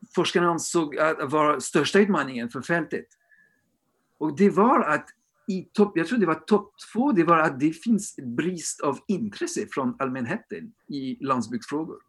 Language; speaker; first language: Swedish; non-native, fluent; French